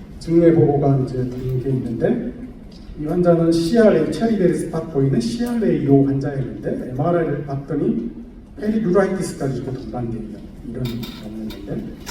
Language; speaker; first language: Korean; native; Korean